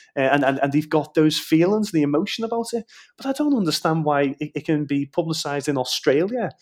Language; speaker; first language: English; native; English